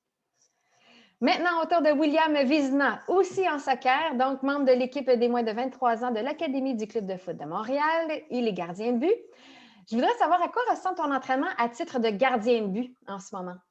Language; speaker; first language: French; native; French